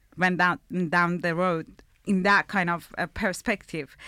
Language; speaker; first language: English; non-native, fluent; Persian